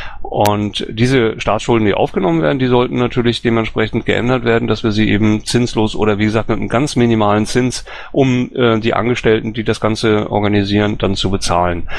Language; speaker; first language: German; native; German